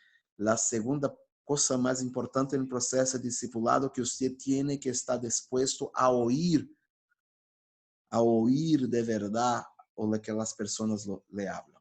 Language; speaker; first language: Spanish; non-native, fluent; Portuguese